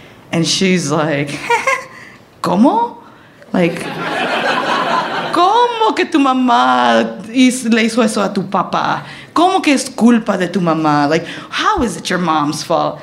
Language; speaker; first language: Spanish; early bilingual, other home language; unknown